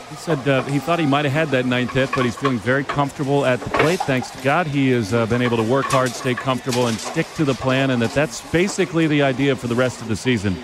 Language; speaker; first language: English; native; English